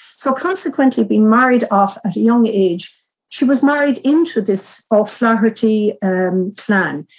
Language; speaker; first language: English; native; English